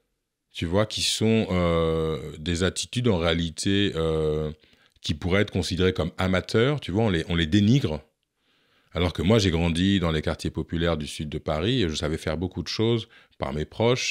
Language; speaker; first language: French; native; French